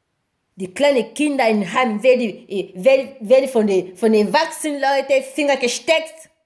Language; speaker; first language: German; non-native, learner; Lingala